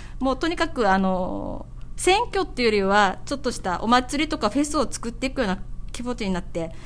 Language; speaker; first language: Japanese; native; Japanese